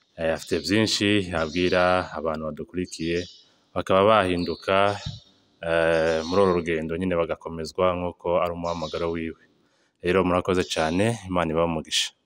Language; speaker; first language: Kinyarwanda; native; Kinyarwanda